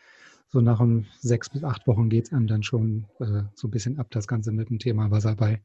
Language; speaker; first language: German; native; German